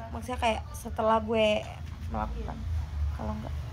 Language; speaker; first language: Indonesian; native; Indonesian